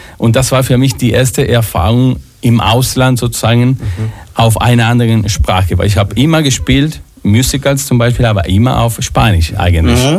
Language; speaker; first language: German; non-native, fluent; Spanish